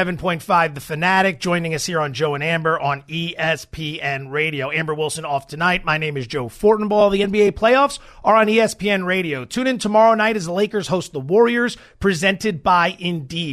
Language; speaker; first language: English; native; English